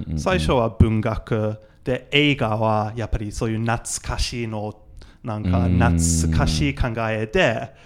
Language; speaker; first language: Japanese; non-native, fluent; English